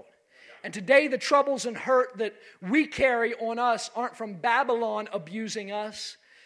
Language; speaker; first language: English; native; English